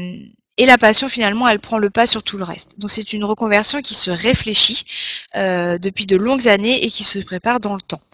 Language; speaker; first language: French; native; French